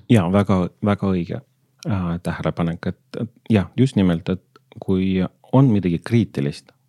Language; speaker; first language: Estonian; non-native, local second language; Russian